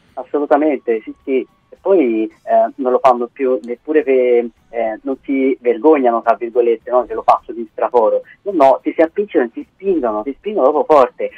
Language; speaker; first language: Italian; native; Italian